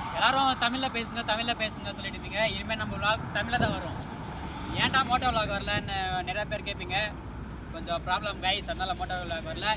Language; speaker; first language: Tamil; non-native, local second language; Telugu